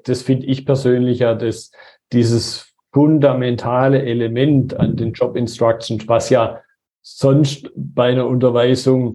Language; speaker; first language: German; native; German